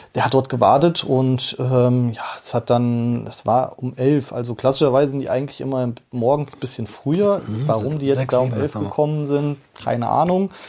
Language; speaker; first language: German; native; German